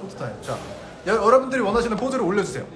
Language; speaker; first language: Korean; native; Korean